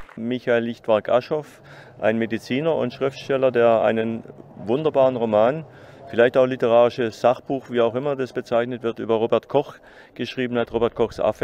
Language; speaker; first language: German; native; German